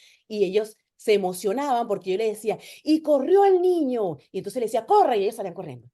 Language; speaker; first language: Spanish; native; Spanish